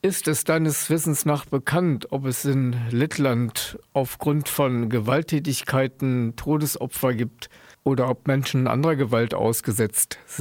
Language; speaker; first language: German; native; German